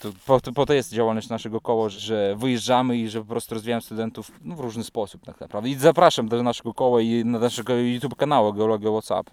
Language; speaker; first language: Polish; non-native, fluent; Russian